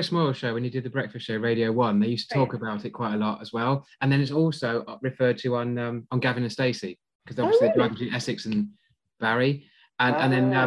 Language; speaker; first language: English; native; English